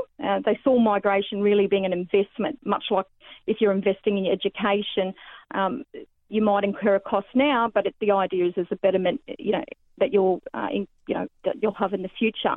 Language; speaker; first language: English; native; English